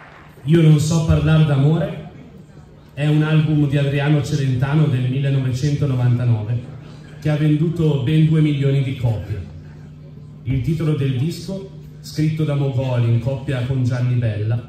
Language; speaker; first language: Italian; native; Italian